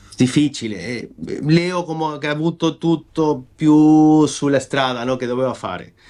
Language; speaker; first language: Italian; non-native, fluent; Spanish